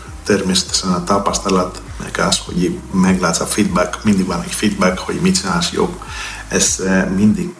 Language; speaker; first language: Hungarian; non-native, learner; Greek